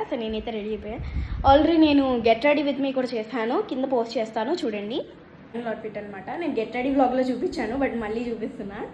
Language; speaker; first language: Telugu; early bilingual, heritage; Telugu